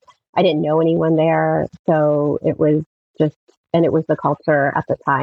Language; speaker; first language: English; native; English